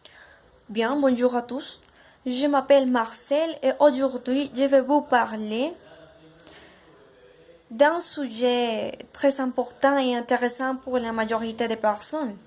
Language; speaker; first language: French; non-native, learner; Spanish